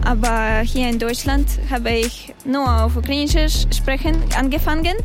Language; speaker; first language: German; non-native, learner; Russian